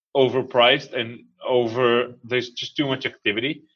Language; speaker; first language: English; non-native, fluent; Hebrew